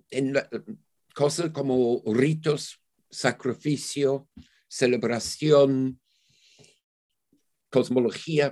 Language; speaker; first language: Spanish; non-native, fluent; English